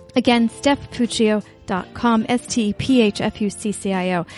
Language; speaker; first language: English; native; English